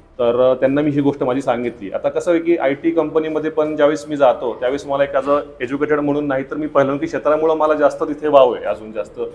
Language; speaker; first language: Marathi; native; Marathi